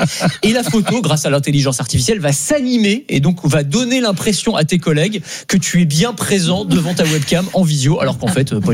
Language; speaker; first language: French; native; French